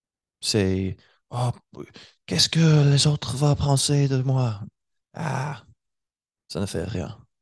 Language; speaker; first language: French; non-native, learner; English